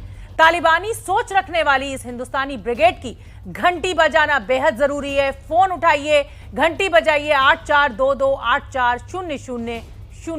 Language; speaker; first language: Hindi; native; Hindi